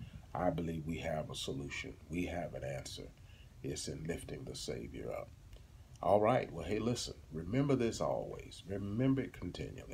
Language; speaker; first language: English; native; English